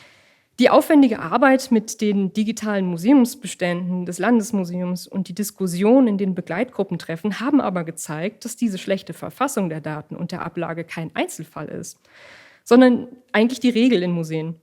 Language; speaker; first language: German; native; German